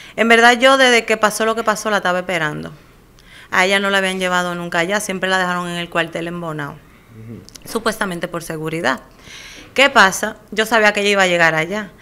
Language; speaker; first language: Spanish; native; Spanish